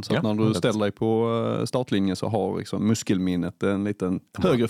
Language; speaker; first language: Swedish; native; Swedish